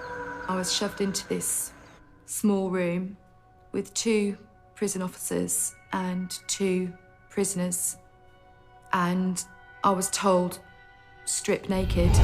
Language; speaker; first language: English; native; English